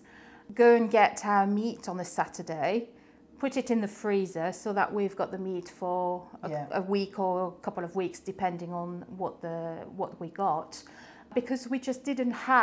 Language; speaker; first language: English; non-native, fluent; French